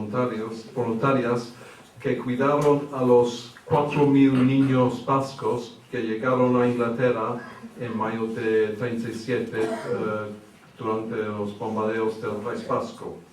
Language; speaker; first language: Spanish; early bilingual, heritage; English